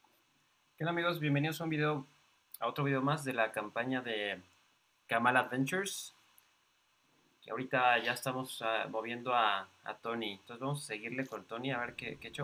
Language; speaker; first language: Spanish; native; Spanish